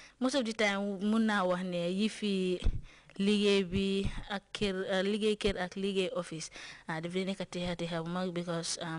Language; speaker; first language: Wolof; non-native, local second language; Jola-Fonyi